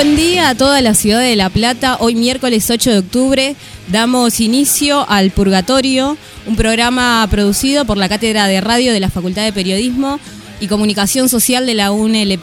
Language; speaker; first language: Spanish; native; Spanish